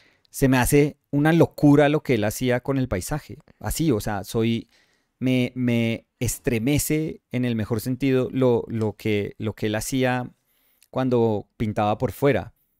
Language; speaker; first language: Spanish; native; Spanish